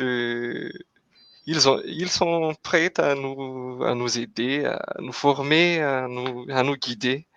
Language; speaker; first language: French; non-native, local second language; Malagasy